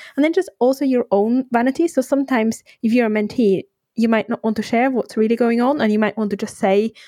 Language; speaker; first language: English; non-native, fluent; Swiss German